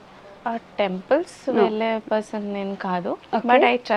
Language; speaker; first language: Telugu; non-native, learner; Bangla